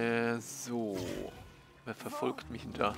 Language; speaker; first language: German; native; German